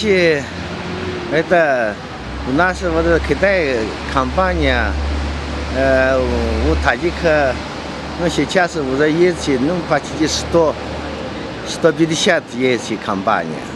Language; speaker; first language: Russian; non-native, learner; Chinese